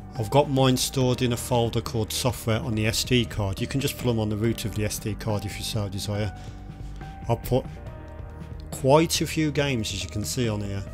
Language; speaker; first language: English; native; English